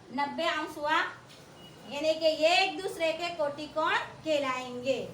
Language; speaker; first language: Urdu; native; Urdu